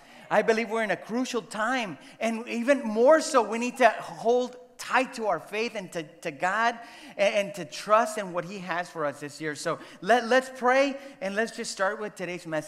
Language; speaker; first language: English; non-native, fluent; Spanish